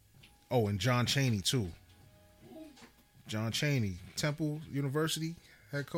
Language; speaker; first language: English; native; English